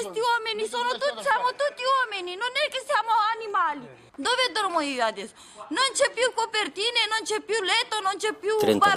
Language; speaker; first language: Italian; non-native, learner; Romanian